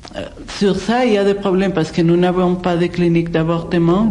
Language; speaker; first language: French; non-native, fluent; Spanish